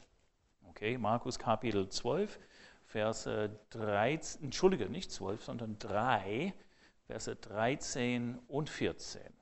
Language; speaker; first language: German; non-native, fluent; English